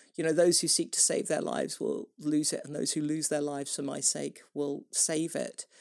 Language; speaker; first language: English; native; English